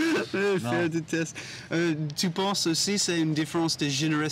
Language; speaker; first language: French; non-native, learner; English